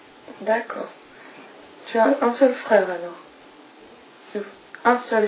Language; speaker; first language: French; non-native, fluent; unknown